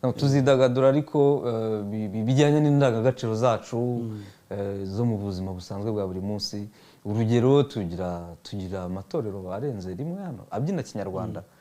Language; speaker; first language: Kinyarwanda; native; Kinyarwanda